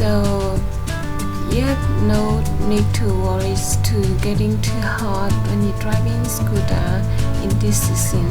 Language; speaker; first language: English; non-native, learner; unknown